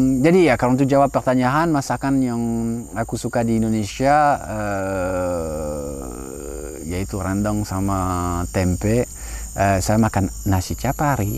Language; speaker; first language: Indonesian; non-native, fluent; French